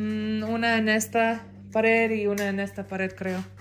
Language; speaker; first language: Spanish; non-native, learner; English